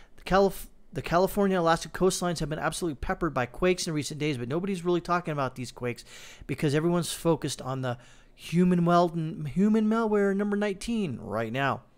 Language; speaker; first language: English; native; English